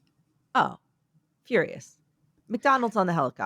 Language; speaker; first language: English; native; English